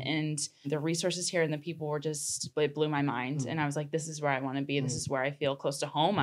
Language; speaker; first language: English; native; English